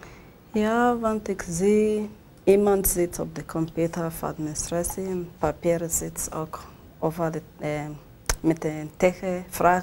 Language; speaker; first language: Dutch; non-native, learner; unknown